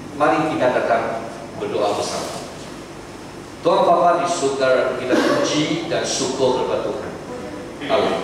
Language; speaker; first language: Malay; non-native, local second language; Chinese